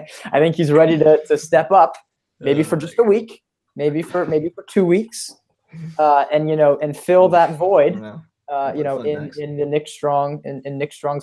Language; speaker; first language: English; native; English